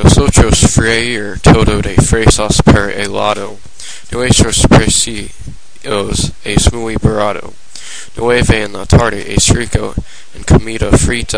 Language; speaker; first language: Spanish; non-native, learner; English